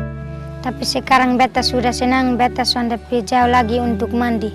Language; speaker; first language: Indonesian; non-native, local second language; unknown